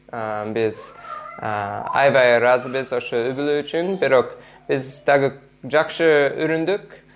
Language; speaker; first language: Kyrgyz; non-native, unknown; English